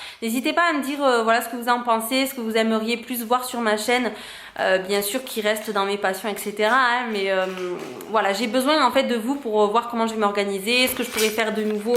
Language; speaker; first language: French; native; French